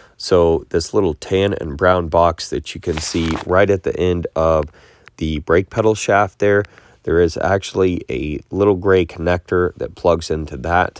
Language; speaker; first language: English; native; English